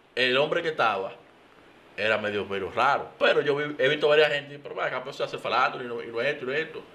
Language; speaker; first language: Spanish; native; Spanish